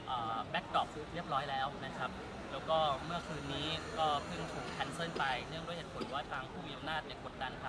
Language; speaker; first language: Thai; native; Thai